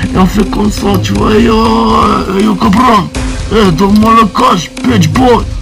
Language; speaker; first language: French; native; French